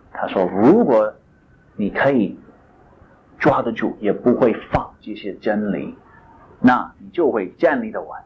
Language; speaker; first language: Chinese; non-native, fluent; English